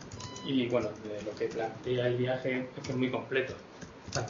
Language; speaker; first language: Spanish; native; Spanish